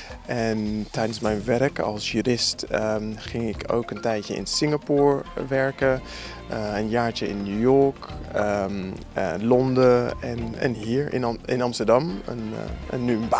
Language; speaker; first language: Dutch; non-native, fluent; English